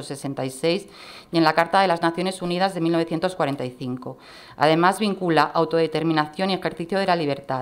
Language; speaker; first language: Spanish; native; Spanish